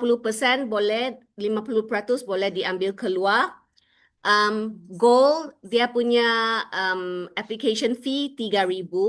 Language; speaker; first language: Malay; non-native, local second language; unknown